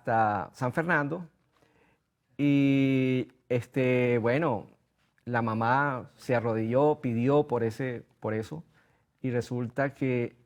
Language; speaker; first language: Spanish; native; Spanish